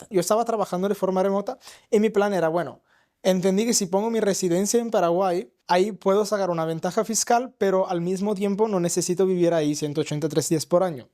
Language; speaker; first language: Spanish; non-native, fluent; Italian